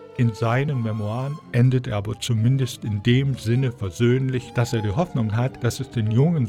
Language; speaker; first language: German; native; German